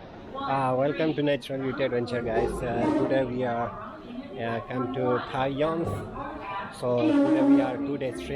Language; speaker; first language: English; non-native, learner; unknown